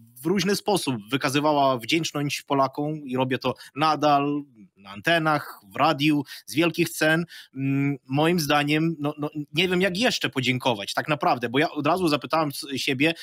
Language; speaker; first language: Polish; non-native, fluent; Ukrainian